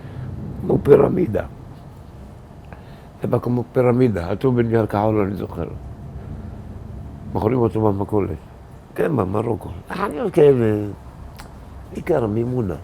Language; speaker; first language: Hebrew; early bilingual, other home language; Arabic